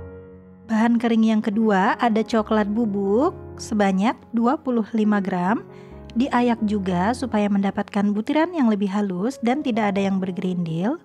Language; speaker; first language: Indonesian; native; Indonesian